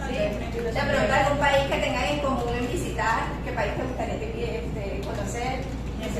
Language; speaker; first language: Spanish; native; Spanish